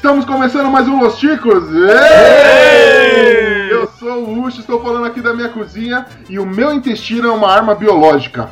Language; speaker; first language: Portuguese; native; Portuguese